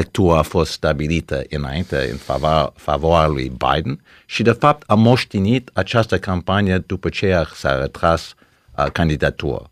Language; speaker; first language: Romanian; early bilingual, heritage; Romanian